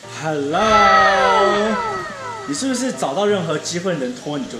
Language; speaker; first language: Chinese; native; Chinese